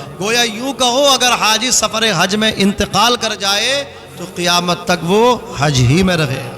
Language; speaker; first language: Urdu; native; Urdu